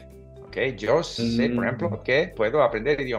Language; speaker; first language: Spanish; non-native, fluent; English